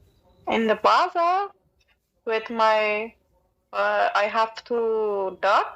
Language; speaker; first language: English; non-native, learner; Persian